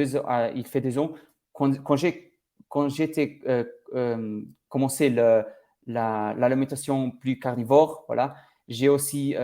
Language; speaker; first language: French; non-native, learner; Portuguese